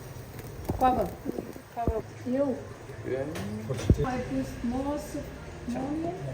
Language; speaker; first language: English; non-native, learner; Vietnamese